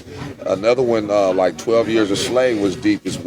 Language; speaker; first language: English; native; English